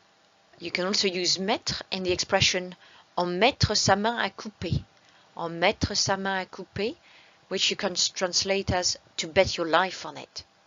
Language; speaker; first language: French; non-native, fluent; English